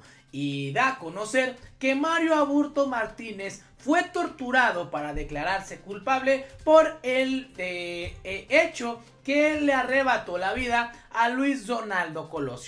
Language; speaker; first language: Spanish; native; Spanish